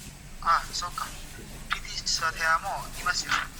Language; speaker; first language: Japanese; non-native, learner; Indonesian